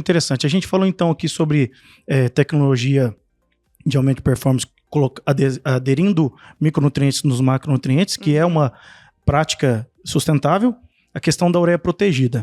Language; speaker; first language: Portuguese; native; Portuguese